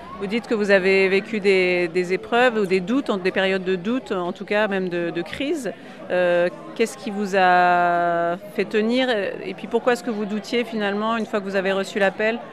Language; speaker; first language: French; native; French